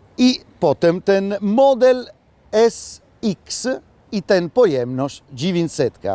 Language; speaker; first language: Polish; non-native, fluent; Italian